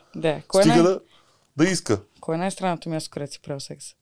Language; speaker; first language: Bulgarian; native; Bulgarian